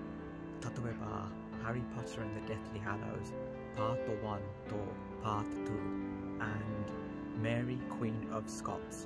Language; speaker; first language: Japanese; non-native, learner; English